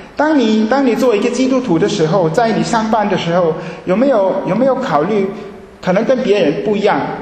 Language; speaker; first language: Chinese; early bilingual, heritage; Chinese